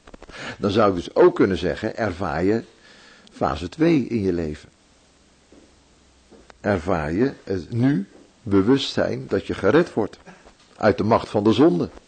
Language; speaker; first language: Dutch; native; Dutch